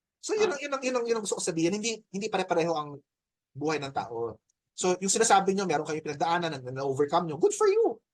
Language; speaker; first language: Filipino; native; Filipino